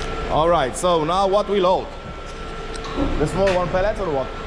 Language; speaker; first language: English; non-native, learner; Polish